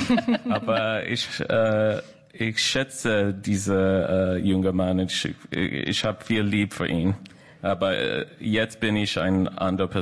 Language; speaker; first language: German; non-native, fluent; English